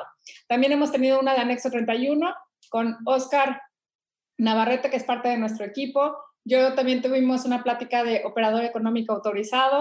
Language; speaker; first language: Spanish; native; Spanish